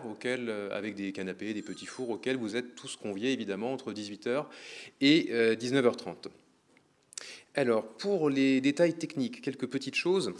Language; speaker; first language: French; native; French